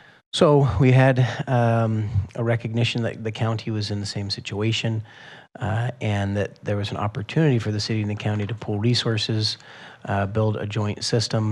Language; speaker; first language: English; native; English